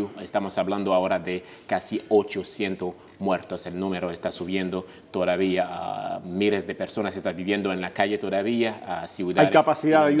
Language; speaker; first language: Spanish; non-native, fluent; Haitian Creole